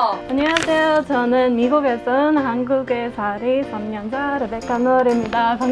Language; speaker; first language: Korean; non-native, learner; English